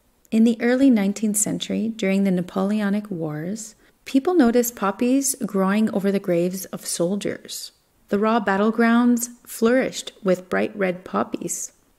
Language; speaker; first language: English; native; English